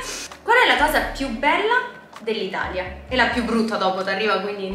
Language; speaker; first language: Italian; native; Italian